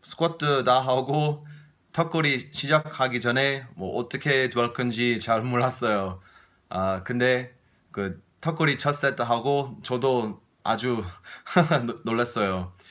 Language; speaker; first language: Korean; non-native, fluent; English